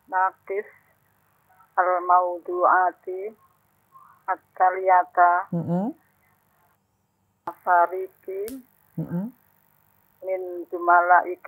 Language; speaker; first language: Arabic; non-native, learner; Indonesian